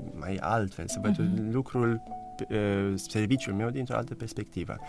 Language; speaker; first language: Romanian; early bilingual, heritage; Romanian